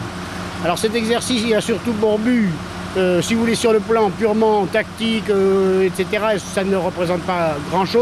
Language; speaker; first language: French; native; French